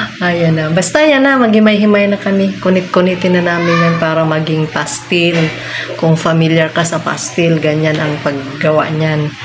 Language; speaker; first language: Filipino; non-native, local second language; Cebuano